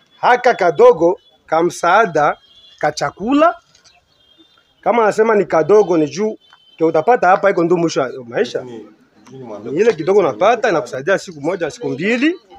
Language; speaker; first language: Swahili; native; Swahili